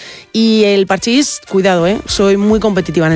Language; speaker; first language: Spanish; native; Spanish